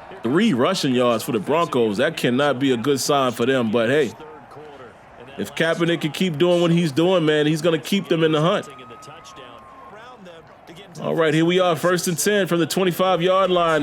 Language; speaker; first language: English; native; English